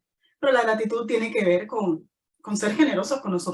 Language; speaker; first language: Spanish; native; Spanish